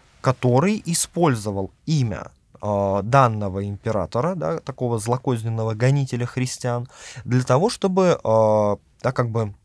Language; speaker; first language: Russian; native; Russian